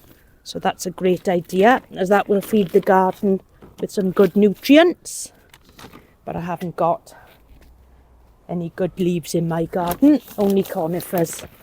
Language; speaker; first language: English; native; English